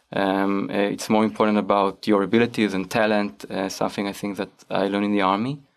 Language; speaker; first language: English; non-native, fluent; Hebrew